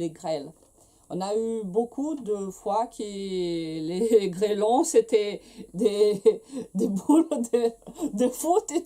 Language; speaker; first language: French; non-native, fluent; Portuguese